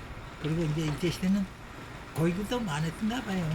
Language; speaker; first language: Korean; native; Korean